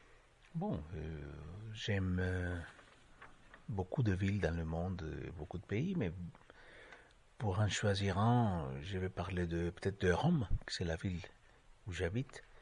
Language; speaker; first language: French; non-native, fluent; Spanish